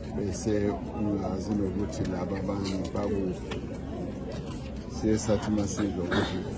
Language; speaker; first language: Zulu; non-native, local second language; Venda